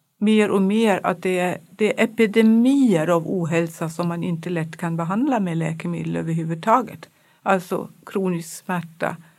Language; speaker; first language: Swedish; non-native, fluent; German